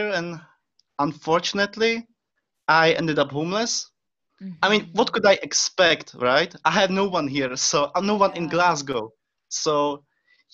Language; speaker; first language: English; non-native, fluent; Czech